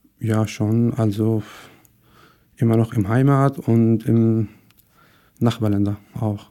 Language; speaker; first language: German; non-native, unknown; Arabic